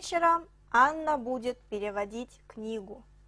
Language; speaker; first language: Russian; non-native, fluent; Chinese